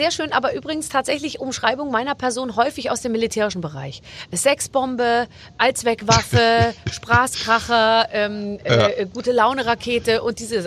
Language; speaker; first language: German; native; German